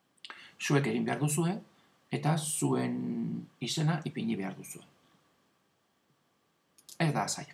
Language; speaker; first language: Basque; non-native, local second language; Spanish